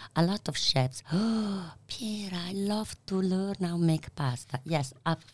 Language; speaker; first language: English; non-native, learner; Italian